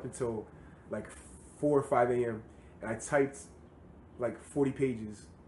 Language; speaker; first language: English; native; English